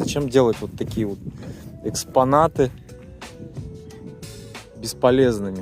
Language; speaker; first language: Russian; native; Russian